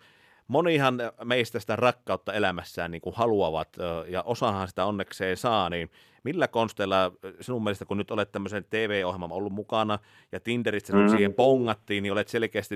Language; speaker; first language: Finnish; native; Finnish